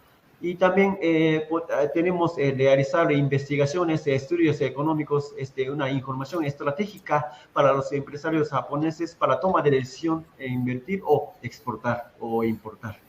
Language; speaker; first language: Spanish; non-native, fluent; Japanese